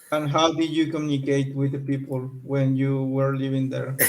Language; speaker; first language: English; non-native, learner; Spanish